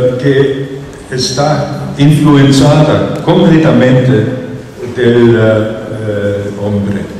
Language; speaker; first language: Spanish; non-native, fluent; German